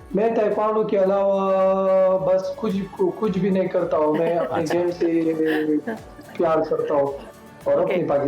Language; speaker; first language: Hindi; non-native, local second language; Pashto